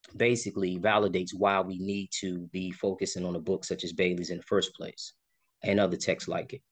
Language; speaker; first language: English; native; English